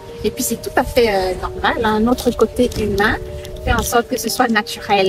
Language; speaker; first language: French; native; French